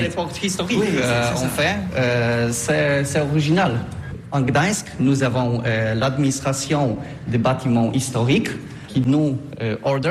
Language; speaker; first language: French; non-native, learner; Polish